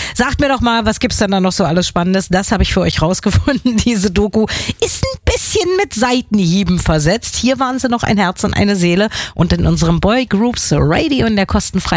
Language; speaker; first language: German; native; German